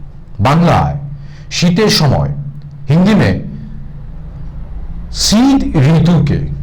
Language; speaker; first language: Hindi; non-native, local second language; Bangla